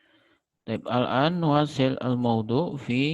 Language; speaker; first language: Arabic; non-native, fluent; Indonesian